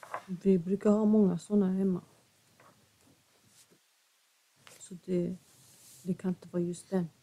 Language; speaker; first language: Swedish; non-native, fluent; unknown